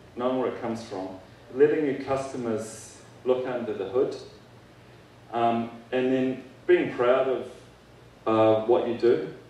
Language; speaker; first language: English; native; English